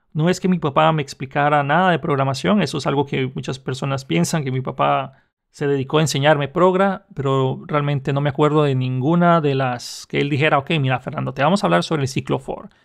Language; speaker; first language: Spanish; native; Spanish